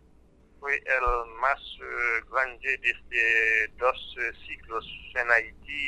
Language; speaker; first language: Spanish; non-native, fluent; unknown